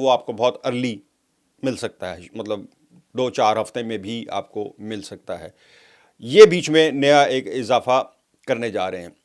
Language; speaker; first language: Urdu; native; Urdu